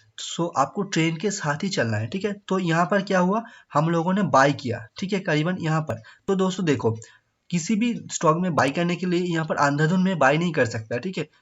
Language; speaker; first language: Hindi; non-native, local second language; Bangla